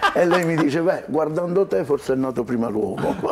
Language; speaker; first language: Italian; native; Italian